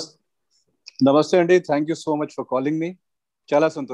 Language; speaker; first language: Telugu; non-native, local second language; Hindi